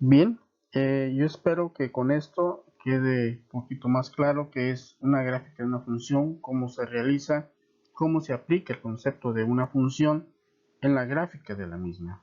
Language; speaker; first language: Spanish; native; Spanish